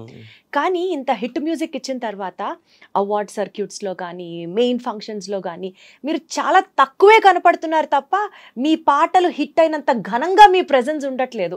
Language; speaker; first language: Telugu; native; Telugu